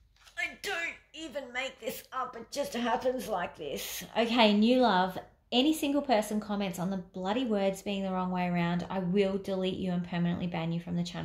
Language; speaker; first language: English; native; English